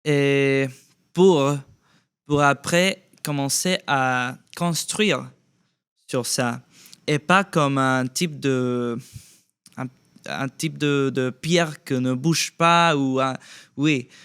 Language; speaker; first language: French; non-native, fluent; Spanish